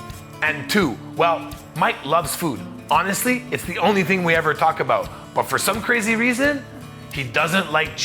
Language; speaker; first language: English; native; English